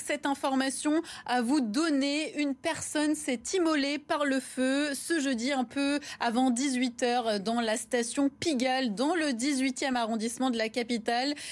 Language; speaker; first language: French; native; French